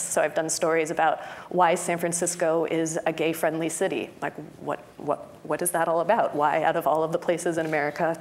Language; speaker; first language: English; native; English